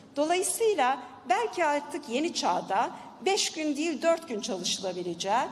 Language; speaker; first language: Turkish; native; Turkish